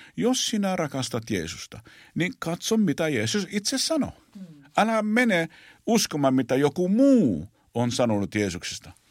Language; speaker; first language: Finnish; non-native, fluent; Arabic